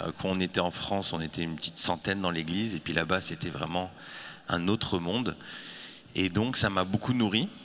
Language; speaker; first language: French; native; French